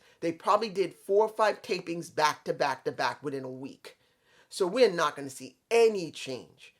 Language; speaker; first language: English; native; English